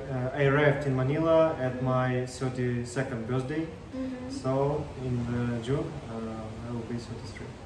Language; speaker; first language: English; non-native, learner; Russian